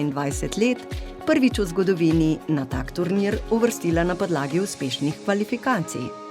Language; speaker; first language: Slovenian; native; Slovenian